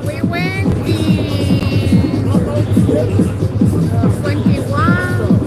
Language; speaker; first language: English; non-native, fluent; Spanish